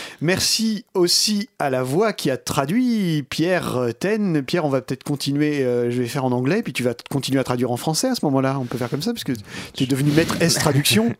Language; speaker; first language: French; native; French